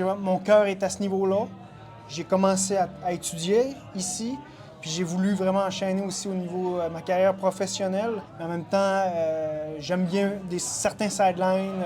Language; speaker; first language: French; native; French